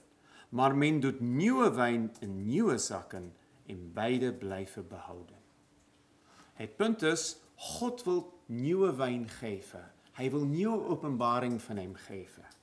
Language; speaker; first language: Dutch; non-native, fluent; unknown